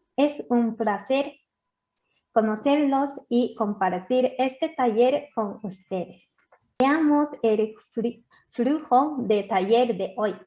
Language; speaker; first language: Spanish; non-native, fluent; Japanese